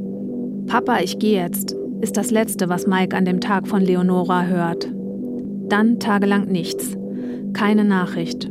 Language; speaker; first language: German; native; German